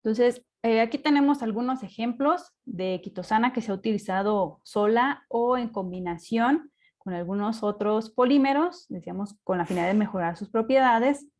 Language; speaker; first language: Spanish; native; Spanish